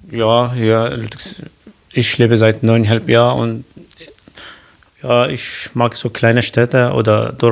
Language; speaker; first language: German; non-native, learner; Arabic